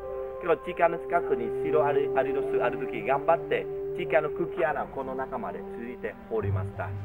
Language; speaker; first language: Japanese; non-native, learner; Vietnamese